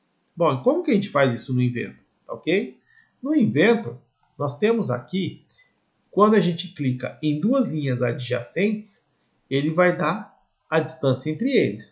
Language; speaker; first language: Portuguese; native; Portuguese